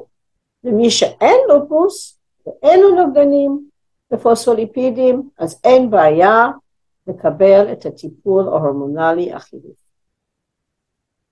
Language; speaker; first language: Hebrew; non-native, fluent; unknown